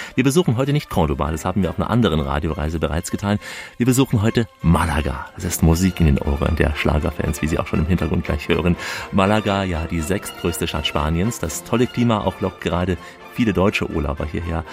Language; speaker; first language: German; native; German